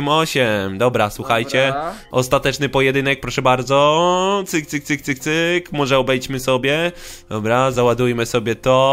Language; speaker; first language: Polish; native; Polish